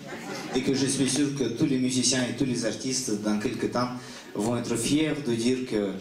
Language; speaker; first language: French; non-native, fluent; Russian